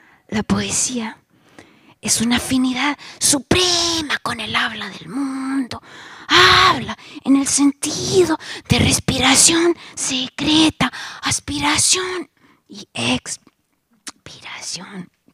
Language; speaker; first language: Spanish; native; Spanish